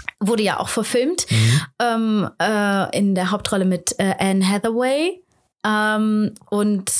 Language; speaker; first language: German; native; German